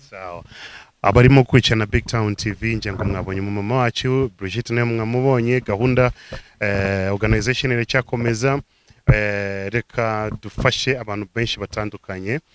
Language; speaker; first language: Kinyarwanda; native; Kinyarwanda